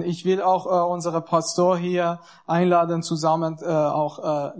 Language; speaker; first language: German; non-native, learner; Persian